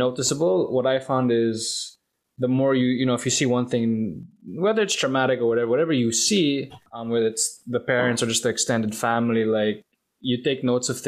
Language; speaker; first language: English; non-native, local second language; Filipino